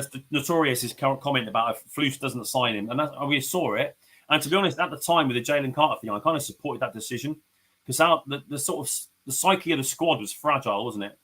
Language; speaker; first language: English; native; English